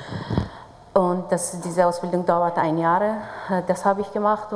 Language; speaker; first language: German; non-native, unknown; Persian